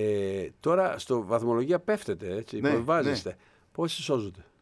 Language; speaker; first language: Greek; native; Greek